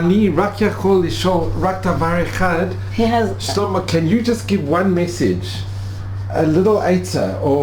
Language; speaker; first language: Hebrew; non-native, learner; English